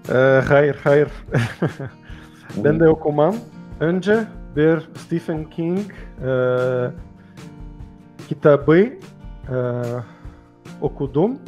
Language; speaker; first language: Turkish; non-native, learner; Portuguese